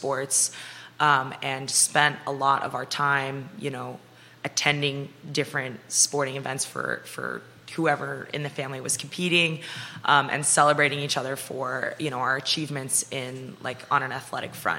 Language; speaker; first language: English; native; English